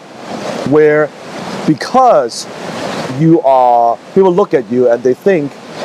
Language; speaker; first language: English; non-native, local second language; Cantonese